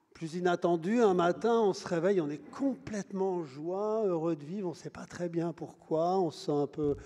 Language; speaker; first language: French; native; French